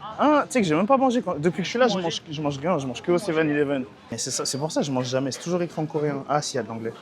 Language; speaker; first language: French; early bilingual, other home language; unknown